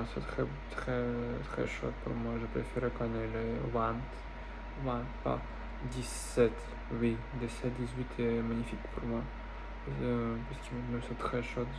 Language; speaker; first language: French; non-native, learner; Russian